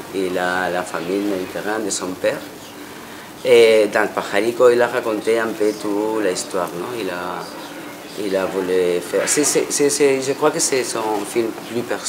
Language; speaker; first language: French; non-native, fluent; Spanish